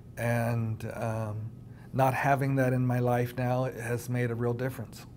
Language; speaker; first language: English; native; English